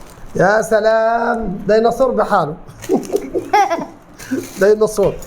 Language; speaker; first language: Arabic; native; Arabic